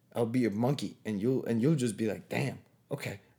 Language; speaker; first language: English; non-native, fluent; Spanish